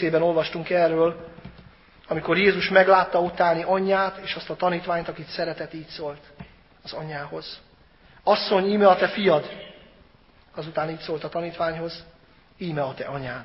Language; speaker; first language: Hungarian; native; Hungarian